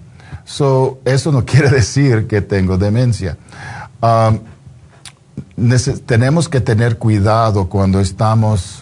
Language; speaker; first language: Spanish; non-native, fluent; English